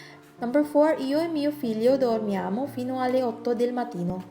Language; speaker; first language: Italian; non-native, learner; Filipino